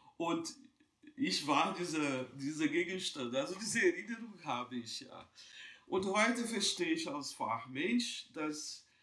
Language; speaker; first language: German; non-native, fluent; Portuguese